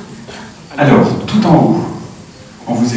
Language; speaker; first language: French; native; French